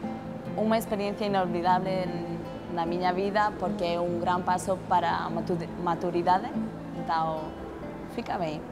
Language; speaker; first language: Portuguese; non-native, learner; Spanish